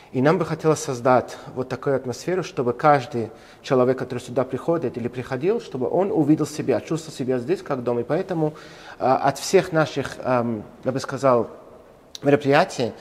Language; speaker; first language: Russian; non-native, fluent; Spanish